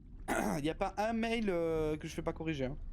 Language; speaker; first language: French; native; French